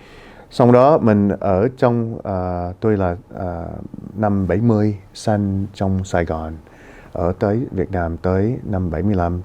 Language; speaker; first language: Vietnamese; early bilingual, heritage; Vietnamese